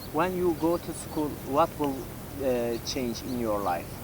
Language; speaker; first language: English; non-native, learner; Turkish